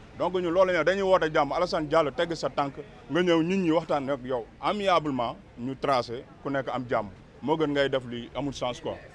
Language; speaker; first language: Wolof; native; Wolof